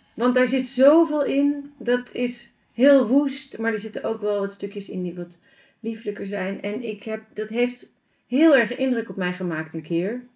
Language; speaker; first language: Dutch; native; Dutch